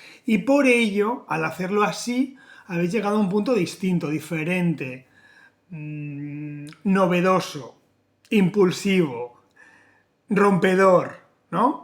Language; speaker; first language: Spanish; native; Spanish